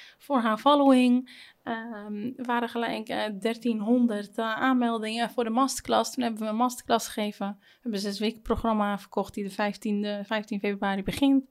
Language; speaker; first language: Dutch; native; Dutch